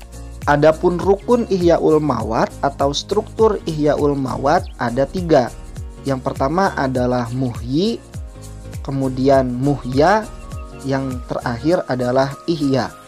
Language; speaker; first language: Indonesian; native; Indonesian